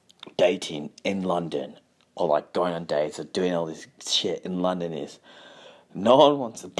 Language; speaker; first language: English; native; English